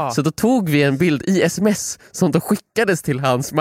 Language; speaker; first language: Swedish; native; Swedish